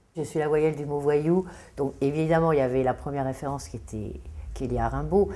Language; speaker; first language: French; native; French